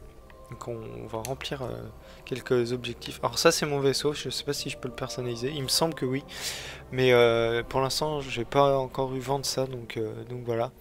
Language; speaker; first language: French; native; French